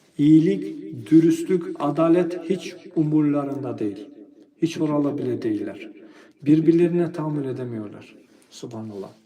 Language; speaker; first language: Turkish; non-native, fluent; Albanian